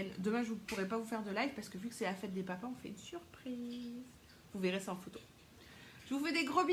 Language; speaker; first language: French; native; French